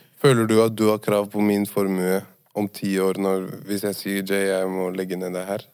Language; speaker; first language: Norwegian; native; Norwegian